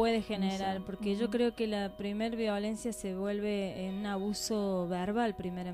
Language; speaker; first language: Spanish; native; Spanish